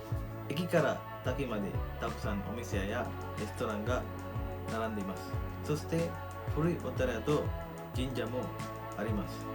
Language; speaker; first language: Japanese; non-native, learner; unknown